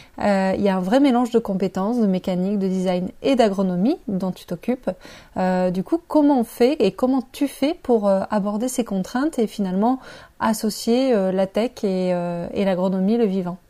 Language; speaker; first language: French; native; French